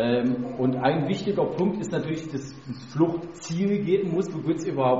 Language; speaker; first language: German; native; German